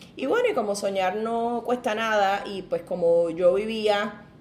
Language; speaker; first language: Spanish; native; Spanish